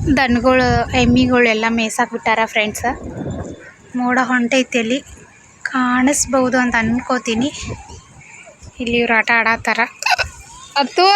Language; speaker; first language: Kannada; native; Kannada